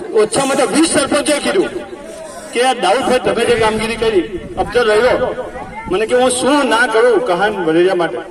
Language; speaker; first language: Gujarati; native; Gujarati